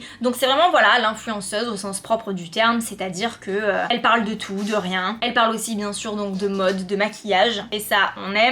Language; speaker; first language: French; native; French